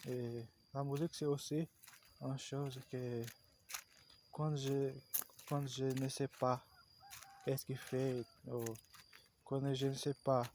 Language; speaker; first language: French; non-native, learner; Portuguese